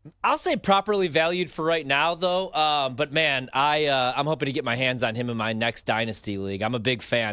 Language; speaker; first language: English; native; English